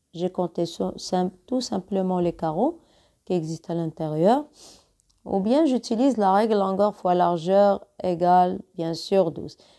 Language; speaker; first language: French; non-native, local second language; Arabic